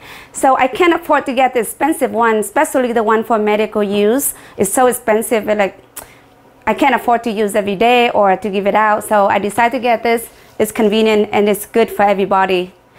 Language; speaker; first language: English; non-native, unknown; Vietnamese